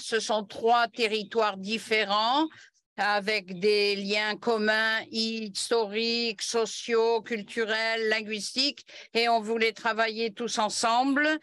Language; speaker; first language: French; non-native, fluent; Catalan